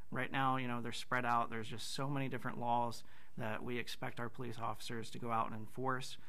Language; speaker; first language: English; native; English